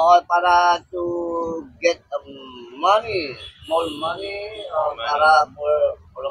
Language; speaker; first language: English; non-native, local second language; Filipino